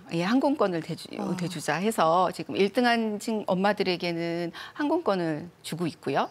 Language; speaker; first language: Korean; native; Korean